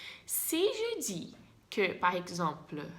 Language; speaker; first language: French; non-native, fluent; Portuguese